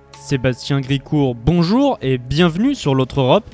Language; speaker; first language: French; native; French